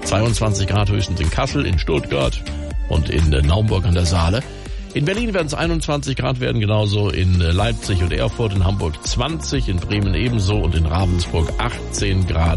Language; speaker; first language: German; native; German